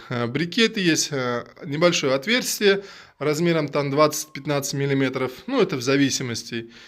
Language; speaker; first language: Russian; non-native, local second language; Uzbek